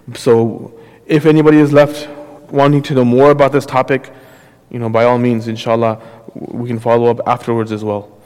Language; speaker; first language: English; native; English